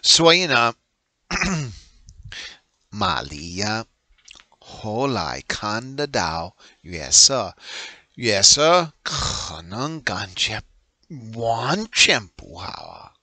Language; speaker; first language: Chinese; non-native, learner; English